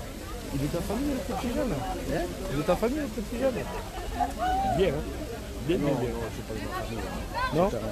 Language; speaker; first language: French; native; French